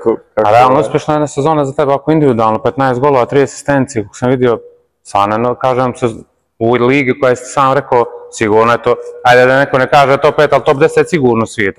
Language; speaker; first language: Bosnian; native; Bosnian